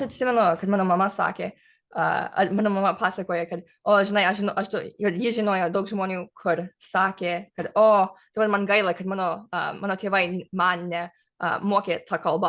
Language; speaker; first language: Lithuanian; early bilingual, heritage; English